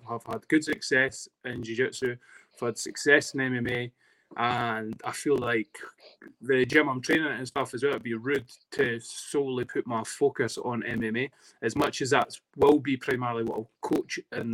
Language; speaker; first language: English; native; English